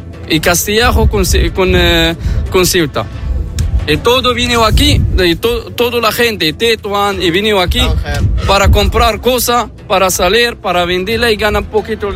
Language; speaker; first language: Spanish; non-native, learner; Arabic